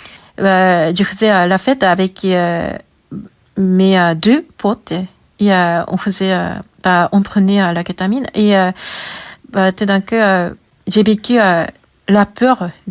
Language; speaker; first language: French; non-native, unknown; Japanese